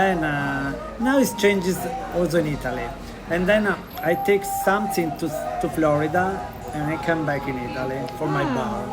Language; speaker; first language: English; non-native, learner; Italian